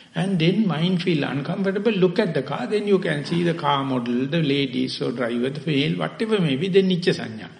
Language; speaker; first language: English; non-native, local second language; Sinhala